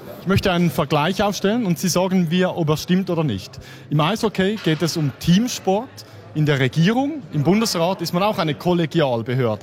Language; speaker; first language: German; native; German